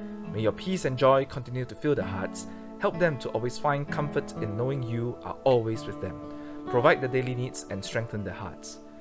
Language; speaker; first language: English; non-native, local second language; Chinese